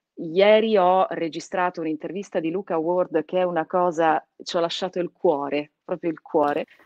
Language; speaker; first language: Italian; native; Italian